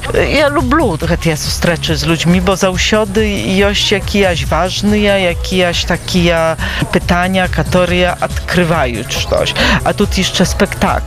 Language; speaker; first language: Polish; non-native, local second language; Belarusian